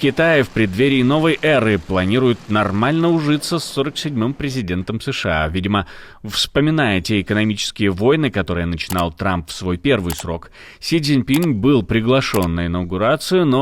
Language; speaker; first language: Russian; native; Russian